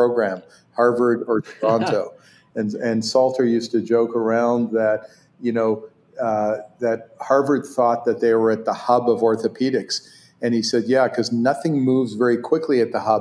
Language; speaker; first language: English; non-native, fluent; Hebrew